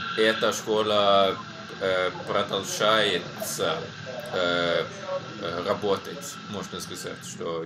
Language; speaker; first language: Russian; non-native, learner; Norwegian